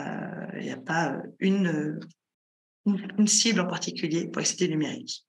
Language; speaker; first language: French; native; French